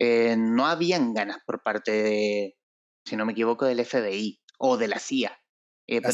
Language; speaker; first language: Spanish; native; Spanish